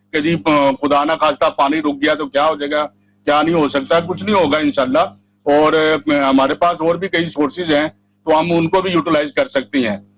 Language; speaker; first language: Urdu; non-native, local second language; Punjabi